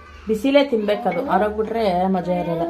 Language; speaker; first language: Kannada; native; Kannada